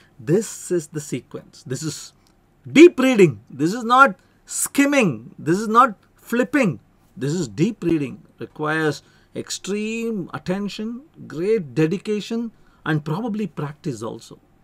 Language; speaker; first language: English; non-native, local second language; Tamil